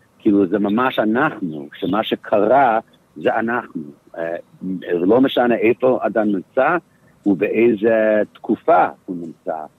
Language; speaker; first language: Hebrew; non-native, fluent; English